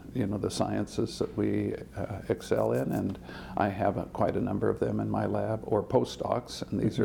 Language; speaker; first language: English; native; English